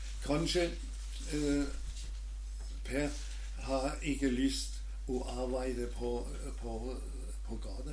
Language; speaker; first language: Danish; non-native, learner; German